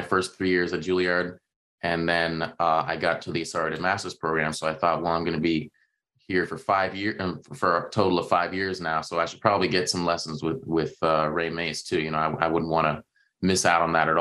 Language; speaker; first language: English; native; English